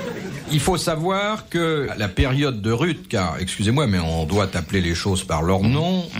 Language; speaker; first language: French; native; French